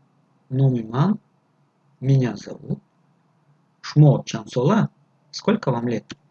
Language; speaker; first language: Russian; non-native, fluent; Tajik